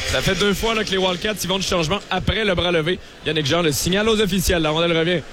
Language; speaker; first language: French; native; French